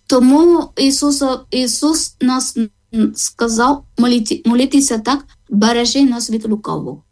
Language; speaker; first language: Ukrainian; non-native, learner; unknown